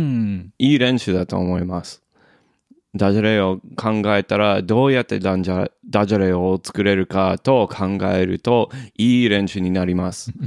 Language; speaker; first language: Japanese; non-native, learner; English